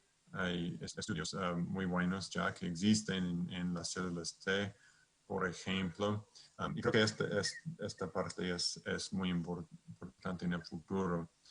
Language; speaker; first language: Spanish; non-native, fluent; English